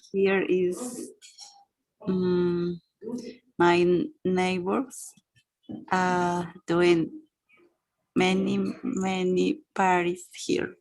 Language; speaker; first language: English; non-native, learner; Spanish